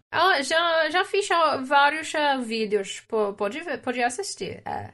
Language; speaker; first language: Portuguese; non-native, learner; English